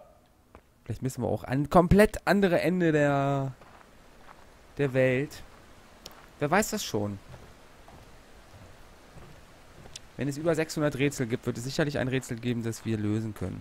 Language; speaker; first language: German; native; German